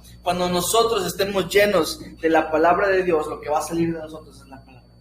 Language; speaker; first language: Spanish; native; Spanish